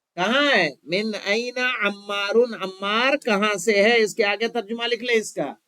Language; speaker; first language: Urdu; native; Urdu